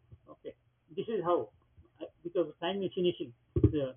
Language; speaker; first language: English; non-native, local second language; Bangla